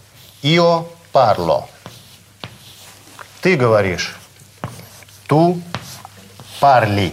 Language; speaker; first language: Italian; non-native, fluent; Russian